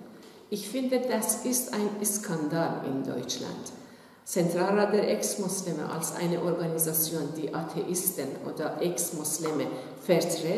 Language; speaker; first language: German; non-native, fluent; Persian